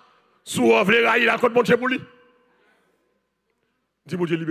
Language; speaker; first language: French; non-native, learner; Haitian Creole